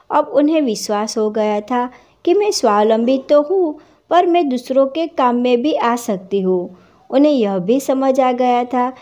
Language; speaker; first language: Hindi; non-native, local second language; Gujarati